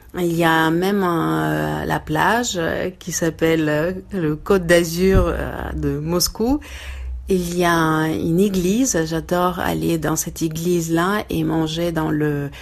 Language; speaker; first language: French; non-native, fluent; Russian